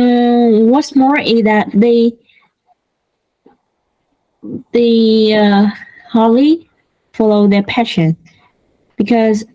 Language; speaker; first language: English; non-native, learner; Vietnamese